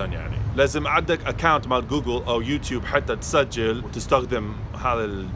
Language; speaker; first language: Arabic; non-native, fluent; English